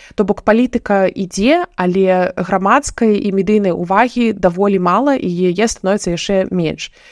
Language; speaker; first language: Belarusian; non-native, local second language; Russian